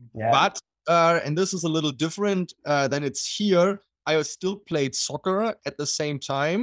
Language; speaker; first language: English; non-native, fluent; German